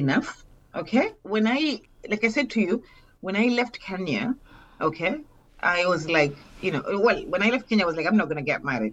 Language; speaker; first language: English; non-native, local second language; Swahili